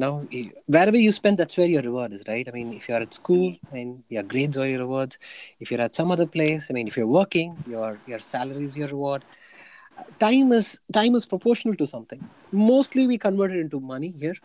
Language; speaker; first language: English; non-native, local second language; Tamil